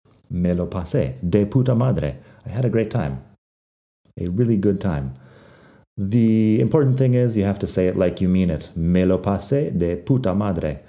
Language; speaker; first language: English; native; English